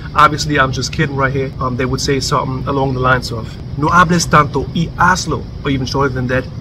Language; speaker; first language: English; native; English